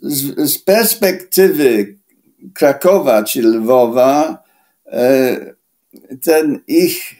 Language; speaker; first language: Polish; non-native, fluent; English